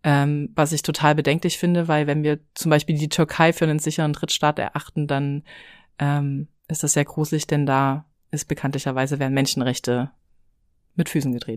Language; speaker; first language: German; native; German